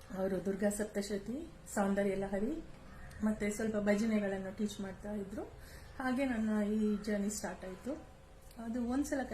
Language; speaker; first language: Kannada; non-native, local second language; Kodava